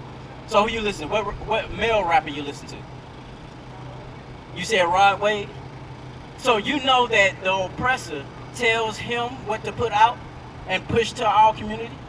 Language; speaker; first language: English; native; English